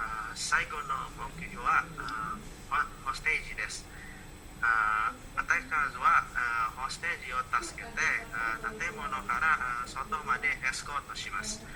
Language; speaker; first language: Japanese; non-native, learner; Indonesian